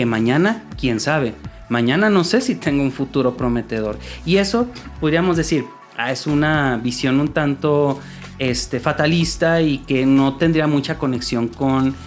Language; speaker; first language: Spanish; native; Spanish